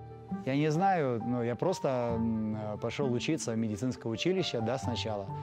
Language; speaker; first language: Russian; native; Russian